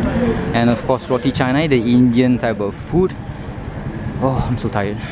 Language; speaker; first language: English; non-native, local second language; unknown